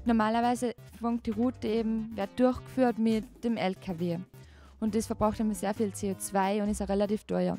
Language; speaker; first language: German; native; German